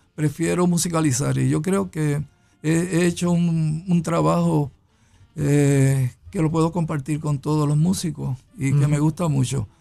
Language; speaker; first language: Spanish; native; Spanish